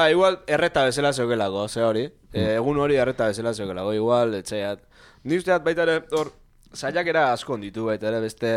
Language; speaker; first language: Basque; native; Basque